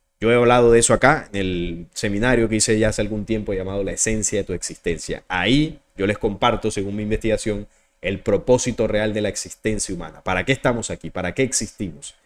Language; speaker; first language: Spanish; native; Spanish